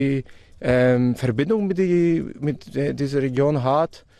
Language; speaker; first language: German; non-native, fluent; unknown